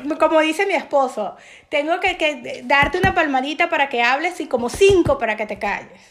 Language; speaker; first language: Spanish; native; Spanish